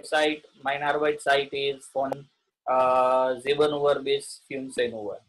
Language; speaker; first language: German; non-native, learner; Gujarati